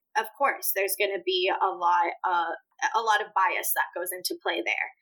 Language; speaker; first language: English; early bilingual, other home language; Spanish